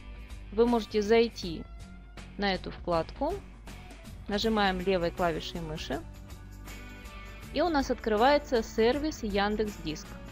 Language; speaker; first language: Russian; native; Russian